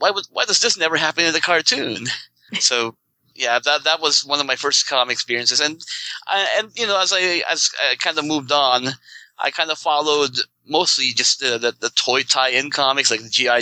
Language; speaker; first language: English; non-native, local second language; Filipino